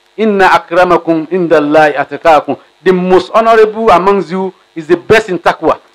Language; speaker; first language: English; non-native, local second language; Yoruba